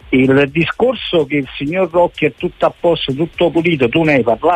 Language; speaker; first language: Italian; native; Italian